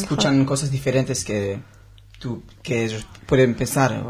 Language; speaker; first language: Spanish; non-native, learner; Hebrew